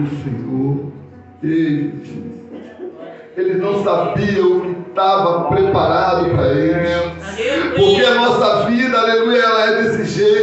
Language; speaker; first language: Portuguese; native; Portuguese